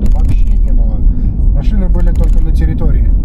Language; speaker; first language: Russian; native; Russian